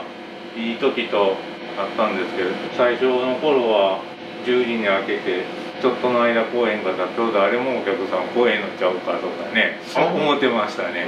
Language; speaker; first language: Japanese; native; Japanese